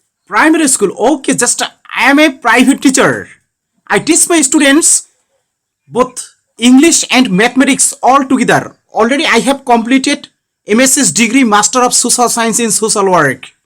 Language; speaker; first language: English; non-native, learner; Bangla